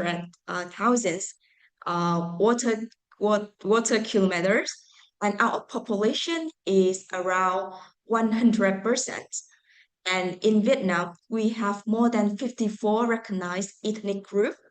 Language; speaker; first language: English; non-native, fluent; Vietnamese